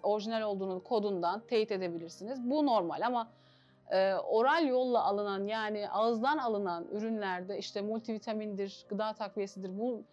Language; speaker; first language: Turkish; native; Turkish